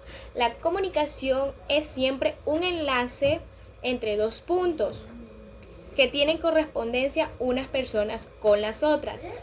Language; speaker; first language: Spanish; native; Spanish